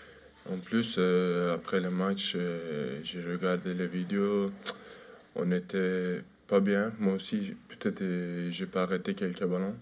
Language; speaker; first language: French; non-native, fluent; Turkish